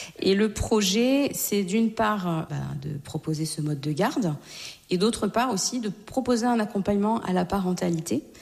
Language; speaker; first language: French; native; French